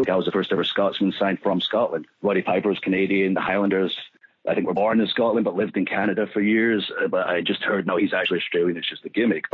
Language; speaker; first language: English; native; English